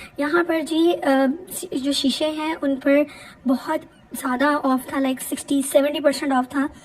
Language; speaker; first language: Urdu; native; Urdu